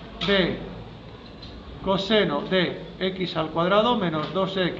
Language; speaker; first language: Spanish; native; Spanish